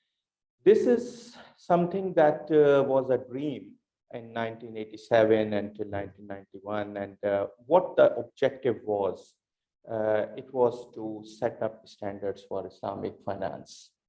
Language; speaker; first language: English; non-native, local second language; Urdu